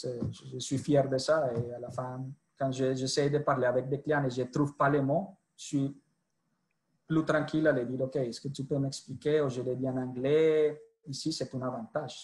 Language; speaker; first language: French; non-native, fluent; Spanish